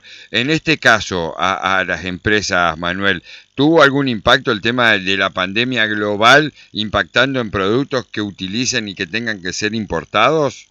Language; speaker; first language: Spanish; native; Spanish